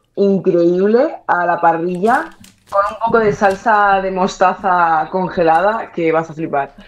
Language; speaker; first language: Spanish; native; Spanish